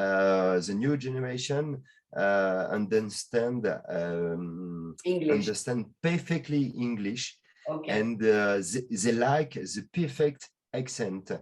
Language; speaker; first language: English; non-native, learner; French